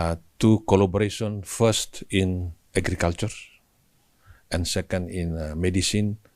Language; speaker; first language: English; non-native, learner; Indonesian